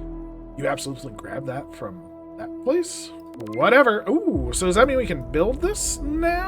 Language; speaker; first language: English; native; English